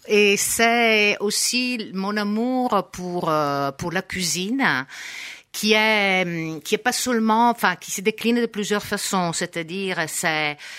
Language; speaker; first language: French; non-native, fluent; Italian